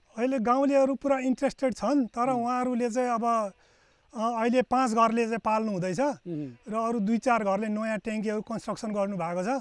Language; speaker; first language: Nepali; native; Nepali